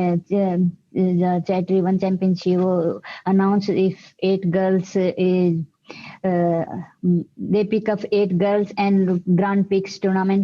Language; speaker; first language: English; non-native, learner; Hindi